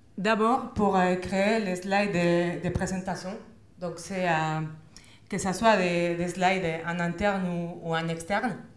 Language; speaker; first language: French; non-native, fluent; Spanish